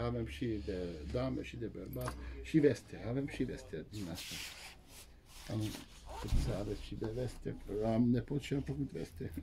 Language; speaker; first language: Romanian; non-native, local second language; Hungarian